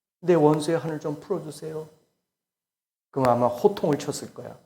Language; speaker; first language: Korean; native; Korean